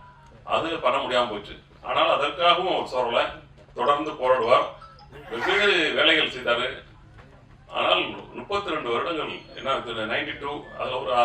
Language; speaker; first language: Tamil; native; Tamil